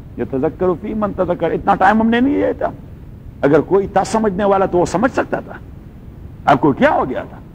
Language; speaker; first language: Urdu; non-native, local second language; Pashto